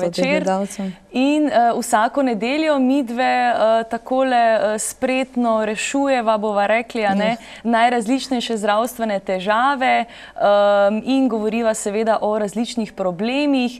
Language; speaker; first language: Slovenian; native; Slovenian